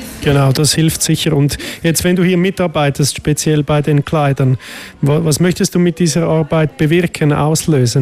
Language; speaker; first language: German; native; German